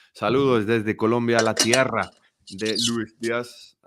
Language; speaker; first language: Spanish; non-native, learner; English